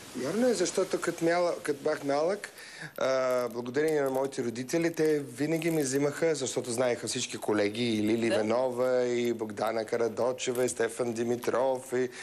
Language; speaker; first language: Bulgarian; non-native, learner; Russian